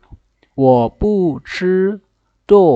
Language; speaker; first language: Chinese; non-native, fluent; Thai